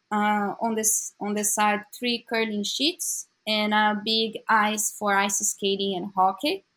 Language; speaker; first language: English; non-native, learner; Portuguese